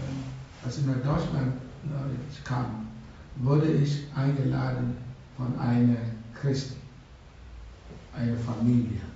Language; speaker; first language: German; non-native, learner; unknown